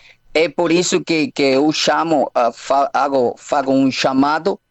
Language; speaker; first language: Portuguese; non-native, fluent; Spanish